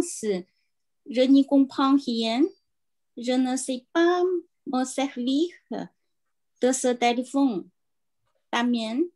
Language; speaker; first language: French; non-native, learner; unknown